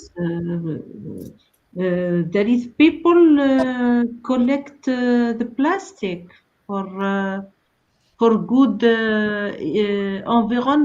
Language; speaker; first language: English; non-native, learner; Arabic